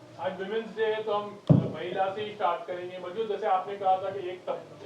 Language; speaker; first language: Hindi; native; Hindi